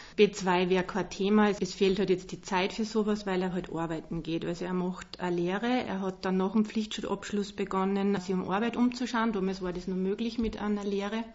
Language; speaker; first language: German; native; German